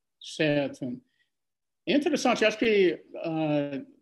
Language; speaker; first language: Portuguese; non-native, fluent; English